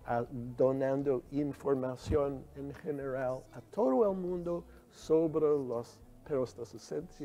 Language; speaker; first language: Spanish; non-native, learner; English